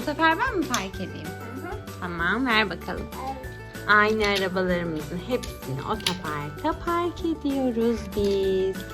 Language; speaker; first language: Turkish; native; Turkish